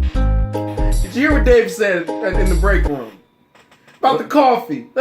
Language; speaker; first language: English; native; English